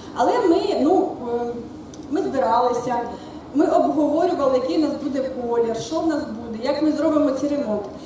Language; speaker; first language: Ukrainian; non-native, local second language; Russian